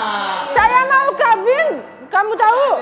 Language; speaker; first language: Indonesian; non-native, learner; Russian